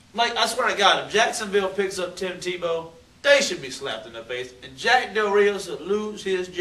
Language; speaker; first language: English; native; English